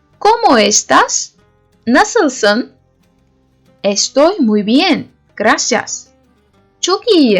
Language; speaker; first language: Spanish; non-native, learner; Turkish